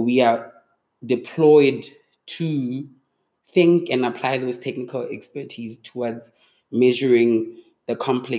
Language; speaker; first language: English; non-native, local second language; Tswana